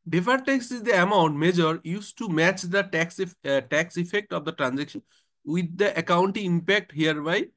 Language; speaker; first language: English; non-native, local second language; Bangla